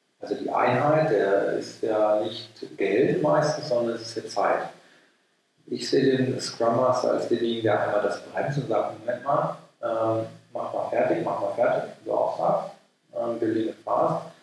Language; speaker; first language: German; native; German